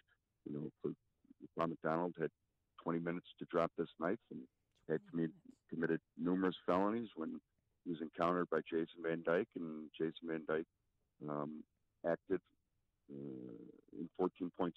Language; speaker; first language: English; native; English